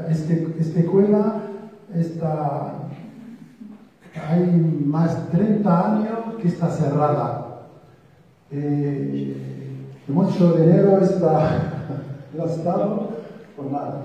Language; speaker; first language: Spanish; non-native, learner; Arabic